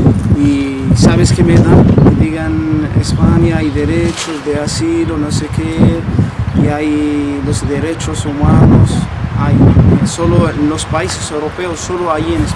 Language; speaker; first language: Spanish; non-native, learner; Arabic